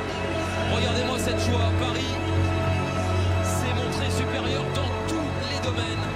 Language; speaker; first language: French; native; French